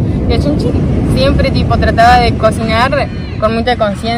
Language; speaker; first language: Portuguese; non-native, learner; Spanish